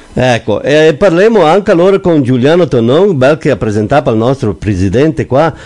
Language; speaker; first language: Italian; early bilingual, heritage; Venetian